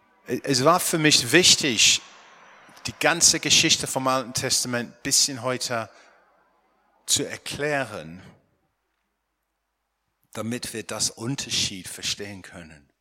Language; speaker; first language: German; non-native, fluent; English